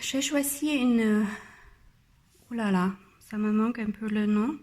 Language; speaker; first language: French; non-native, learner; German